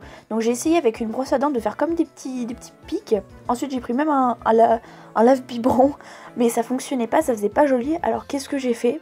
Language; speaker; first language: French; native; French